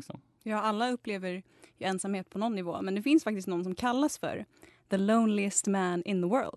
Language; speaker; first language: Swedish; native; Swedish